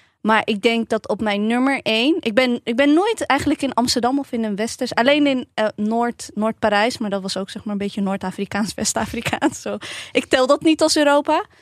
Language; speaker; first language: Dutch; early bilingual, other home language; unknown